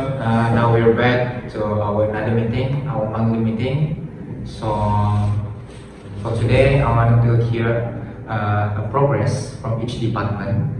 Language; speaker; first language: English; non-native, fluent; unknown